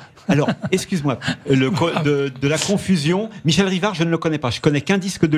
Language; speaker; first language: French; native; French